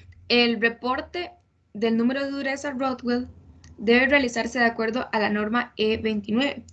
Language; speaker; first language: Spanish; native; Spanish